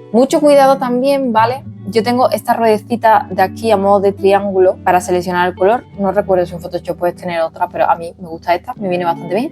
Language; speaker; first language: Spanish; native; Spanish